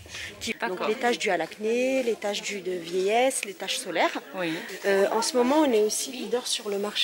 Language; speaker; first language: French; native; French